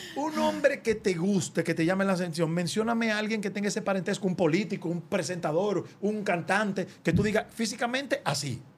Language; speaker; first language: Spanish; native; Spanish